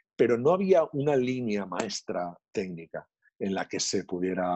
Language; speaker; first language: Spanish; non-native, local second language; Catalan